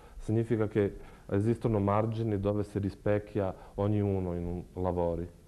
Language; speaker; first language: Italian; non-native, fluent; Serbian